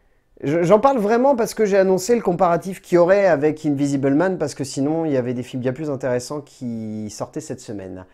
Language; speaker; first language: French; native; French